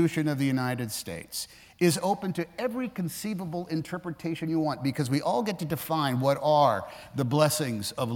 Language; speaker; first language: English; native; English